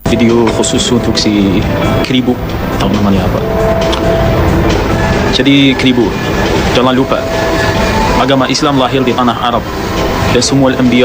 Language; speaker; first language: Indonesian; non-native, fluent; Arabic